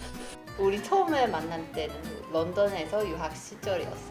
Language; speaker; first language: Korean; non-native, learner; Chinese